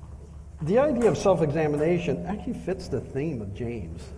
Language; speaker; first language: English; native; English